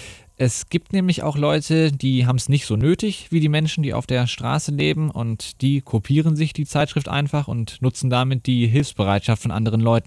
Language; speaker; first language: German; native; German